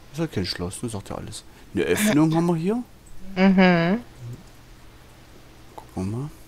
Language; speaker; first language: German; native; German